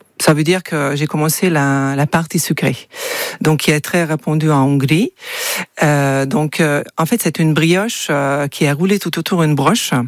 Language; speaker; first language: French; non-native, fluent; Hungarian